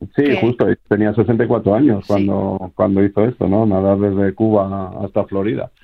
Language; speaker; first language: Spanish; native; Spanish